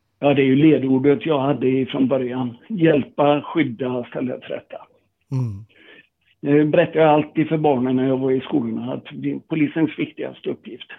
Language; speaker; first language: Swedish; native; Swedish